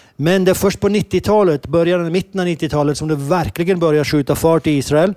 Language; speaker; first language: Swedish; non-native, fluent; Hebrew